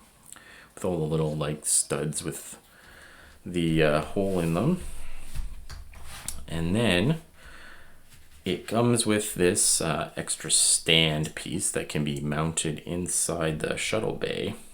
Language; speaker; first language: English; native; English